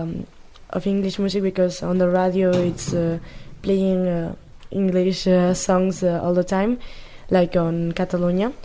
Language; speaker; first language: English; non-native, learner; Catalan